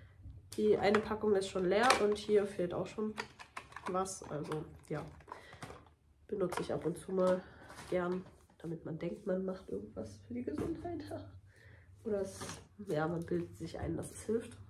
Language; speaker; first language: German; native; German